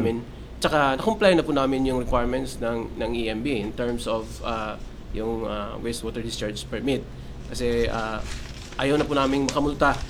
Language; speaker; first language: Filipino; non-native, local second language; Cebuano